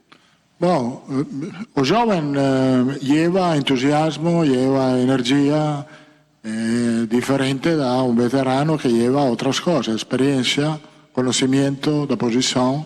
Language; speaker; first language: Portuguese; non-native, fluent; Italian